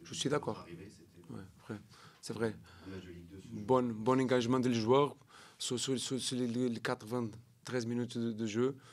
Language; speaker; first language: French; non-native, learner; Portuguese